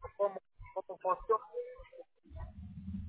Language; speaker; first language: Spanish; non-native, learner; Portuguese